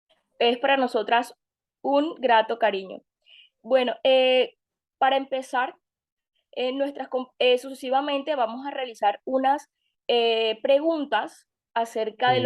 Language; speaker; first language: Spanish; native; Spanish